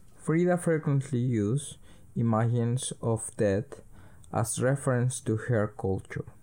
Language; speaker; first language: English; early bilingual, other home language; Spanish